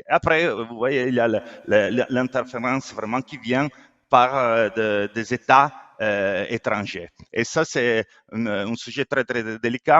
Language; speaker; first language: French; non-native, fluent; Italian